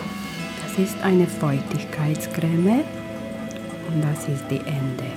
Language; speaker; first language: German; non-native, learner; Hungarian